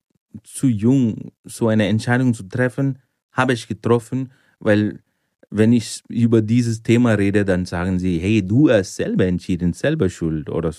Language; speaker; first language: German; non-native, fluent; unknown